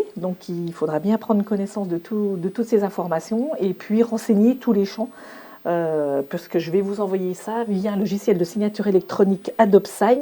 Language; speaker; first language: French; native; French